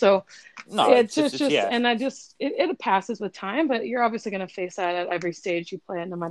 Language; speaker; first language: English; native; English